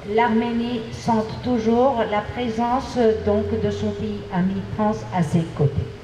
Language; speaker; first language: French; non-native, fluent; Armenian